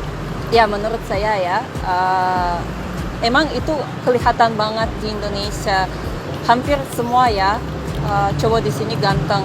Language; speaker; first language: Indonesian; non-native, fluent; Russian